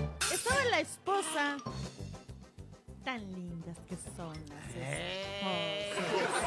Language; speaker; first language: Spanish; native; Spanish